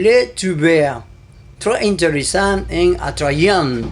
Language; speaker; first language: French; non-native, learner; Spanish